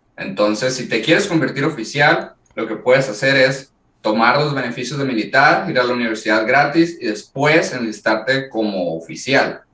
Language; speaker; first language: Spanish; native; Spanish